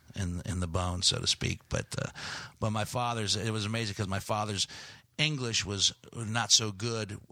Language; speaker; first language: English; native; English